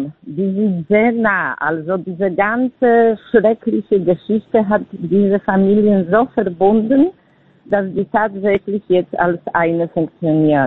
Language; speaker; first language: German; non-native, fluent; Polish